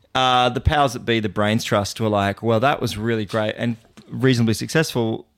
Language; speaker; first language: English; native; English